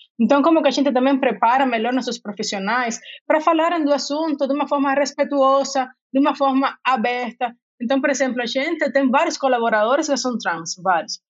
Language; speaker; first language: Portuguese; non-native, fluent; Spanish